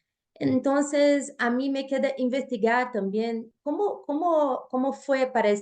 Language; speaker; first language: Spanish; non-native, fluent; Portuguese